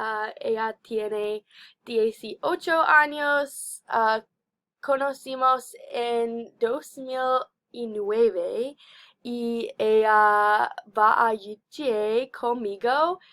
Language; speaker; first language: Spanish; non-native, learner; English